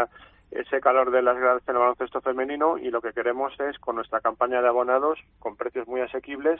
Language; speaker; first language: Spanish; native; Spanish